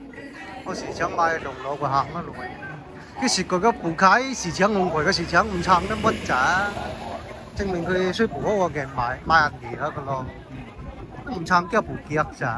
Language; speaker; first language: Chinese; native; Chinese